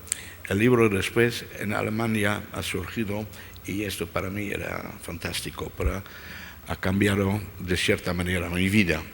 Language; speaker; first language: Spanish; non-native, fluent; Dutch